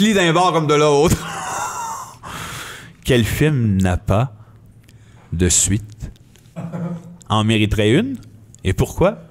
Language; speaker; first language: French; native; French